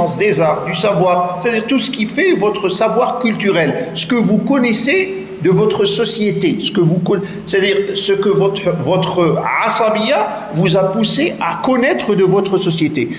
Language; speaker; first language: French; non-native, local second language; Arabic